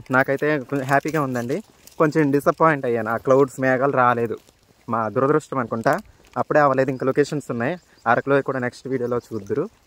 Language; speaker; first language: Telugu; native; Telugu